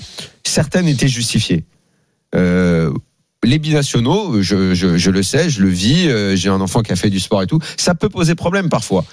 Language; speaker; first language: French; native; French